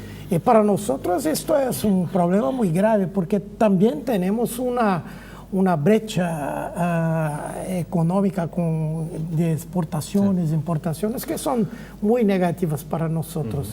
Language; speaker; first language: Spanish; non-native, fluent; Portuguese